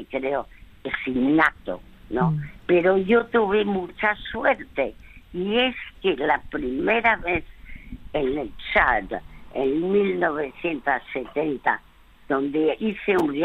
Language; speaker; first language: Spanish; early bilingual, other home language; French